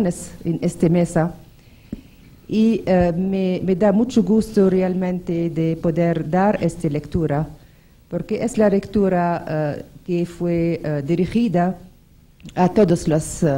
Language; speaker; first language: Spanish; non-native, fluent; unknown